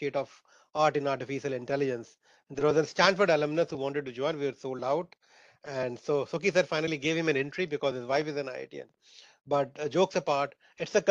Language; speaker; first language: English; non-native, local second language; Hindi